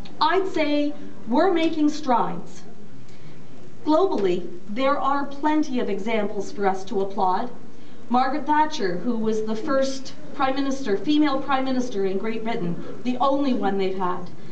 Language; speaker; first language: English; native; English